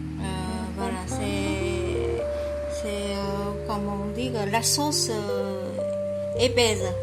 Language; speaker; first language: French; non-native, learner; Vietnamese